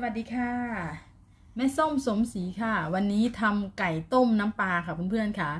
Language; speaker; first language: Thai; native; Thai